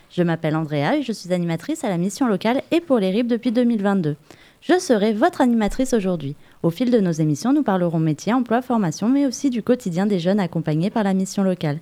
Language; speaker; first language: French; native; French